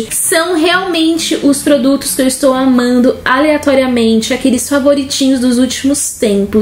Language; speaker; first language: Portuguese; native; Portuguese